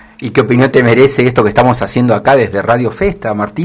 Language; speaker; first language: Spanish; native; Spanish